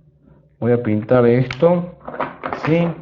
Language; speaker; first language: Spanish; native; Spanish